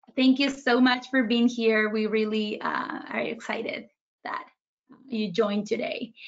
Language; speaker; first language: English; early bilingual, other home language; Spanish